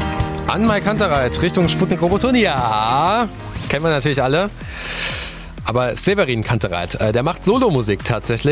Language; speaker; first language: German; native; German